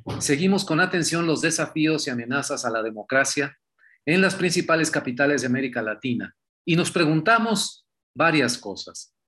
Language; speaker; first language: Spanish; native; Spanish